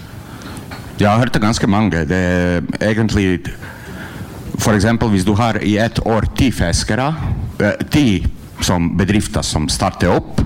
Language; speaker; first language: Norwegian; non-native, learner; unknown